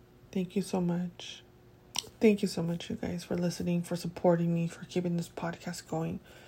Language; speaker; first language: English; early bilingual, other home language; Spanish